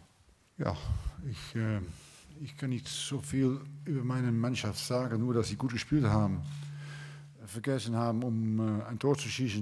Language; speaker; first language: German; non-native, fluent; Dutch